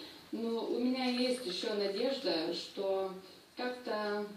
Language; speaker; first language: Russian; non-native, fluent; Lithuanian